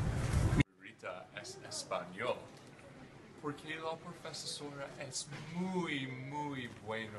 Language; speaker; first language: Spanish; non-native, learner; English